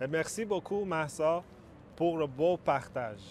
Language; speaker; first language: French; non-native, fluent; Persian